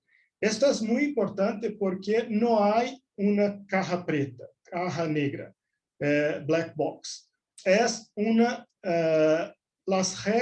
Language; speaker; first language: Spanish; non-native, fluent; Portuguese